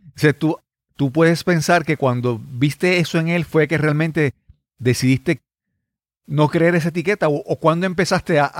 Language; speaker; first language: Spanish; native; Spanish